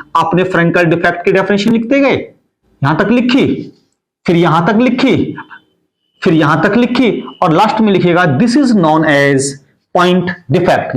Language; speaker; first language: Hindi; native; Hindi